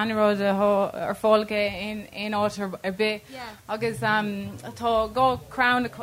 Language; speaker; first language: Irish; non-native, local second language; English